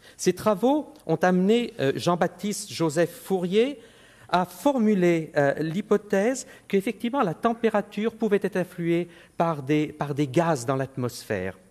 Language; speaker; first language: French; native; French